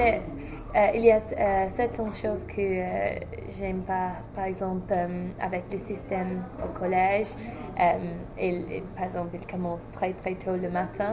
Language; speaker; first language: French; non-native, fluent; English